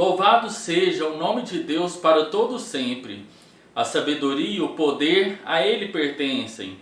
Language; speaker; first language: Portuguese; native; Portuguese